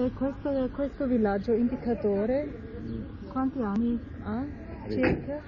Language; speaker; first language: Italian; non-native, learner; German